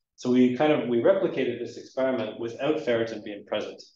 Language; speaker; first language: English; native; English